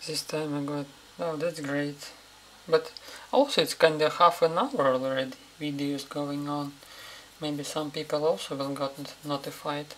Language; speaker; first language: English; non-native, fluent; Russian